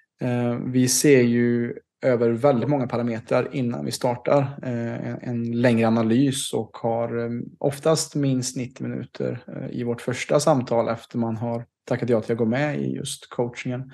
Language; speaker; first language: Swedish; native; Swedish